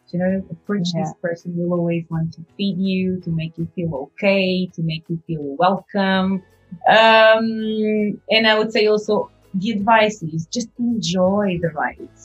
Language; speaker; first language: English; non-native, fluent; Portuguese